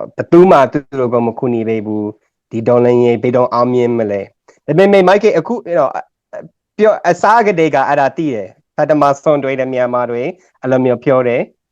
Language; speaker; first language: Burmese; non-native, learner; English